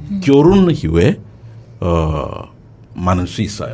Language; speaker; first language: Korean; non-native, learner; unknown